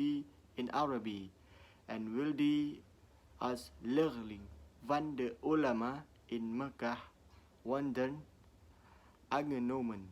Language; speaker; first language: Dutch; non-native, learner; Indonesian